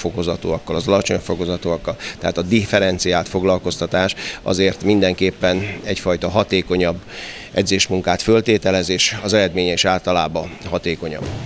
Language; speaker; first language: Hungarian; native; Hungarian